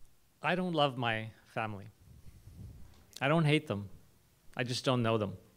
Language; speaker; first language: English; non-native, local second language; Hindi